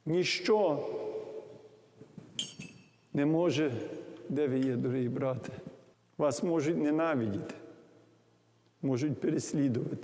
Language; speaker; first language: Ukrainian; early bilingual, heritage; English